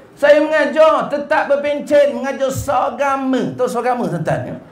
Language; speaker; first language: Malay; native; Malay